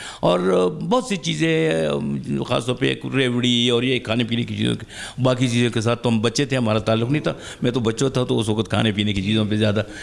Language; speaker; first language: Urdu; non-native, local second language; Pashto